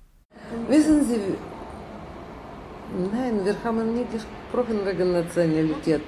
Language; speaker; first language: German; non-native, fluent; Russian